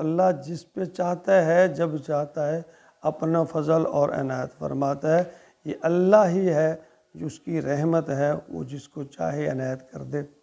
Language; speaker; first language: Urdu; native; Urdu